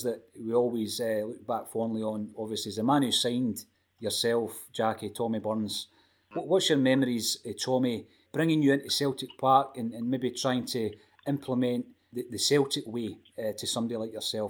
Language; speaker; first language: English; native; English